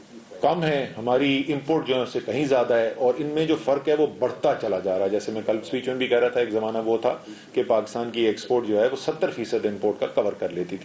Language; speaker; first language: Urdu; native; Urdu